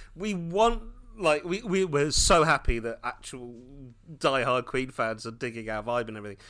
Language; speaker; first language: English; early bilingual, other home language; Hindi